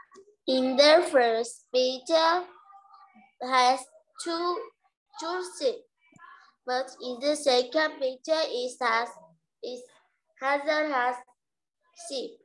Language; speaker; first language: English; non-native, learner; Vietnamese